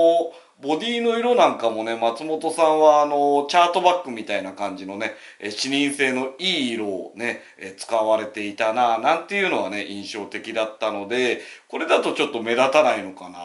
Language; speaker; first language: Japanese; native; Japanese